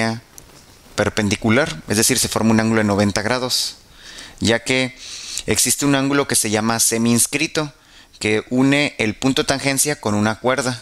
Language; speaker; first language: Spanish; native; Spanish